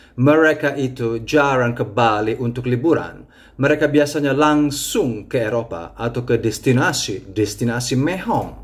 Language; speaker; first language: Indonesian; non-native, fluent; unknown